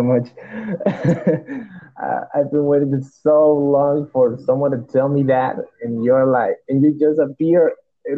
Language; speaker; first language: English; non-native, learner; Spanish